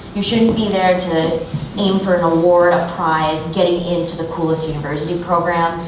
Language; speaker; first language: English; native; English